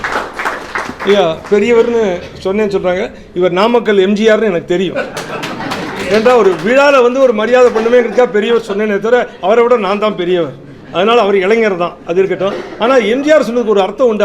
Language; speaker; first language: Tamil; native; Tamil